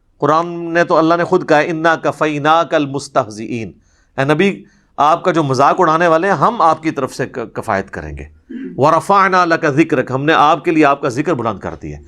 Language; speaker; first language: Urdu; non-native, local second language; Punjabi